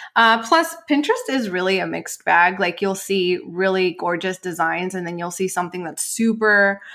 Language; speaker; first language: English; non-native, fluent; Spanish